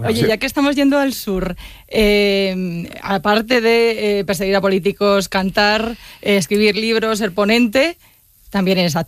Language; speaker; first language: Spanish; native; Spanish